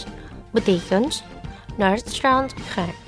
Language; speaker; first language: Dutch; non-native, learner; Indonesian